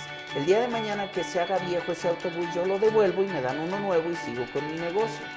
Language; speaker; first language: Spanish; native; Spanish